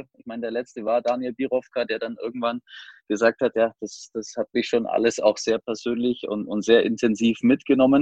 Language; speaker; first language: German; native; German